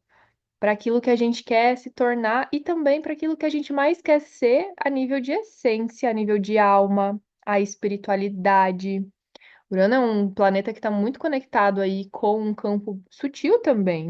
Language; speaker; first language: Portuguese; native; Portuguese